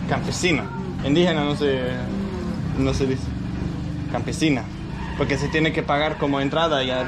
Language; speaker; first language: Spanish; non-native, learner; Danish